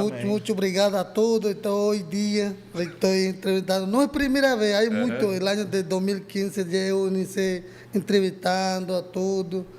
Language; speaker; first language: Portuguese; non-native, learner; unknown